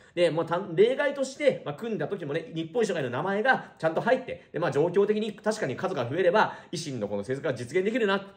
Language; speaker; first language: Japanese; native; Japanese